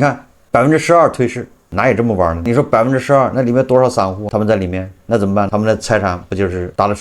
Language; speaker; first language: Chinese; native; Chinese